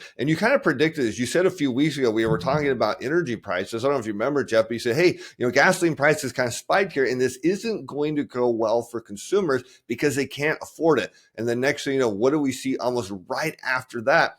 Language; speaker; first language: English; native; English